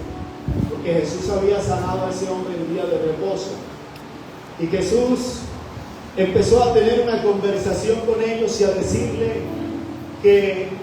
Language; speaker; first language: Spanish; native; Spanish